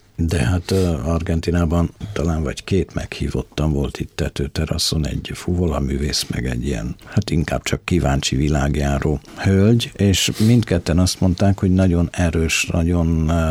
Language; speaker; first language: Hungarian; native; Hungarian